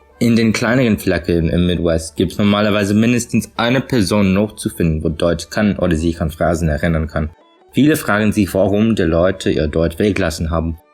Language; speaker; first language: German; early bilingual, heritage; German